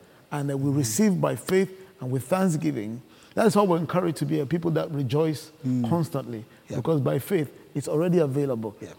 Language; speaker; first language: English; non-native, local second language; Akan